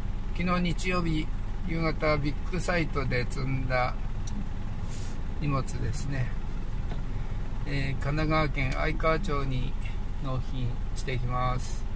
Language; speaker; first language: Japanese; native; Japanese